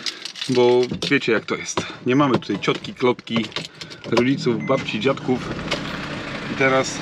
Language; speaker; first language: Polish; native; Polish